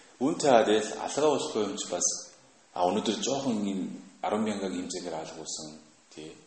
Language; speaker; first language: Mongolian; non-native, fluent; Korean